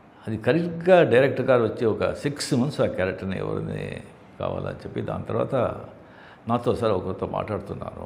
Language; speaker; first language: Telugu; non-native, local second language; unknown